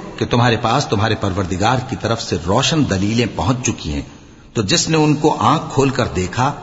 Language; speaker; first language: Urdu; native; Urdu